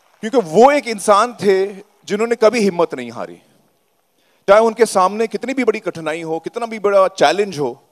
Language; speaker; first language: Hindi; native; Hindi